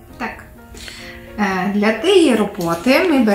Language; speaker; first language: Polish; non-native, learner; Ukrainian